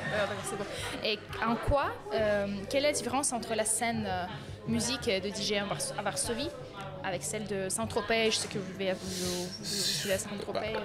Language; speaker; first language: French; non-native, fluent; Polish